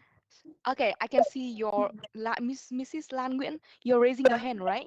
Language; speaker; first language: English; non-native, fluent; Vietnamese